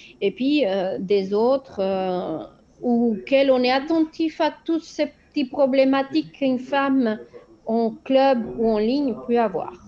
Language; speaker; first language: French; non-native, fluent; Spanish